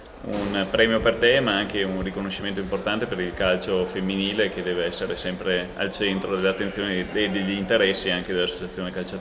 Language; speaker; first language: Italian; native; Italian